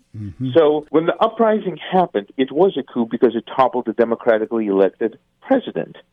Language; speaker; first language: English; non-native, fluent; Russian